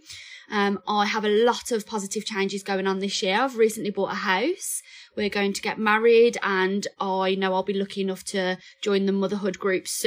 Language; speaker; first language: English; native; English